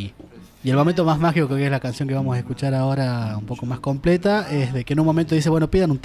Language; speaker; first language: Spanish; native; Spanish